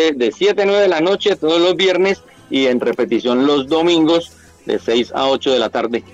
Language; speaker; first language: Spanish; native; Spanish